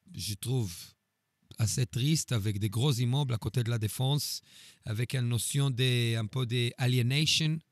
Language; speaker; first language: French; non-native, fluent; Hebrew